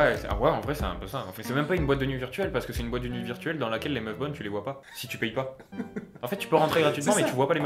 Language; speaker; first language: French; native; French